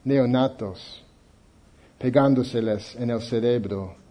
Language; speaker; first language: Spanish; non-native, fluent; English